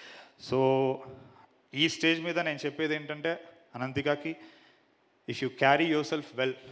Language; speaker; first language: Telugu; native; Telugu